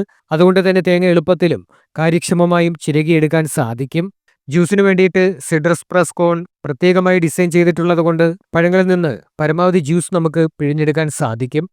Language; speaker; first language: Malayalam; native; Malayalam